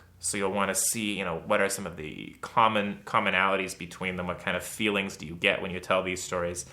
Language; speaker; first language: English; native; English